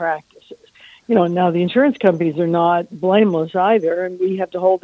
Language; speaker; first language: English; native; English